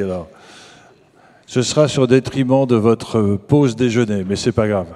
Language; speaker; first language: French; native; French